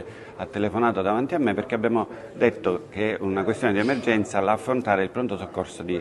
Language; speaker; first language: Italian; native; Italian